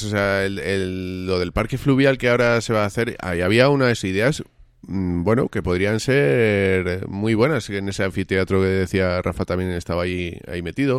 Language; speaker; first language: Spanish; native; Spanish